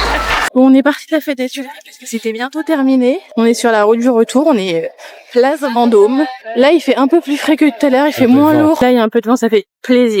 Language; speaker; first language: French; native; French